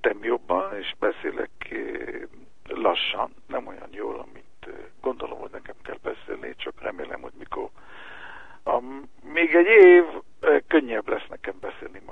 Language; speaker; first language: Hungarian; early bilingual, heritage; Hebrew